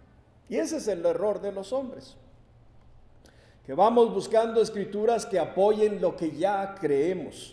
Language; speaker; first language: Spanish; native; Spanish